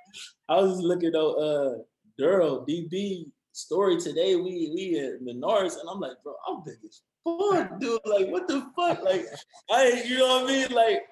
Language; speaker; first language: English; native; English